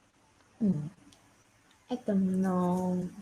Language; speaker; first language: English; non-native, learner; Vietnamese